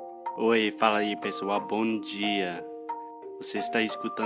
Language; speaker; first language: Portuguese; non-native, fluent; English